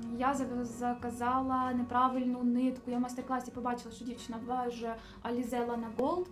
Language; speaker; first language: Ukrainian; non-native, local second language; Russian